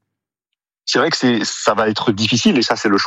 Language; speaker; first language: French; native; French